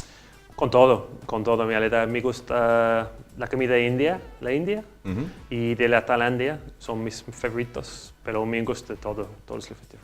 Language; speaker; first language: Spanish; non-native, learner; English